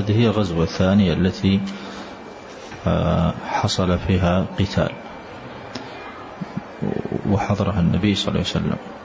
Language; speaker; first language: Arabic; native; Arabic